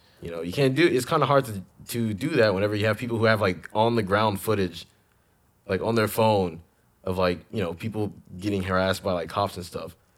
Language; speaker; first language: English; native; English